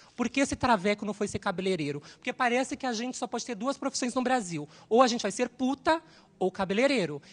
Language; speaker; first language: Portuguese; native; Portuguese